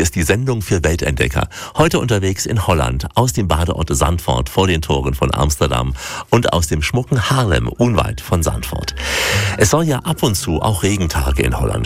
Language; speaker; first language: German; native; German